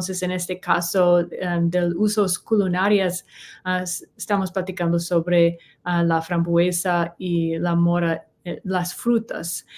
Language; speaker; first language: Spanish; non-native, learner; English